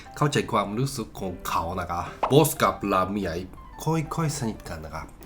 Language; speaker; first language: Thai; non-native, learner; Japanese